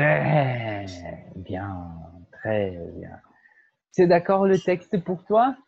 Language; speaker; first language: French; non-native, fluent; Portuguese